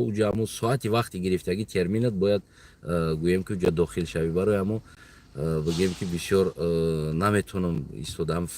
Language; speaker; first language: Tajik; non-native, local second language; Uzbek